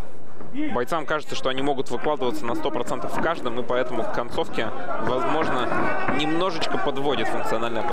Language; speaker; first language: Russian; native; Russian